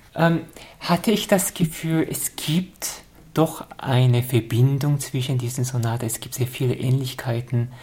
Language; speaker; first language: German; non-native, fluent; Korean